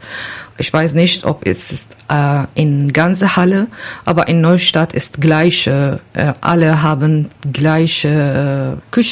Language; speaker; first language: German; non-native, learner; Kurdish